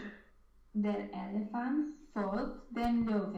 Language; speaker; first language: German; non-native, learner; Romanian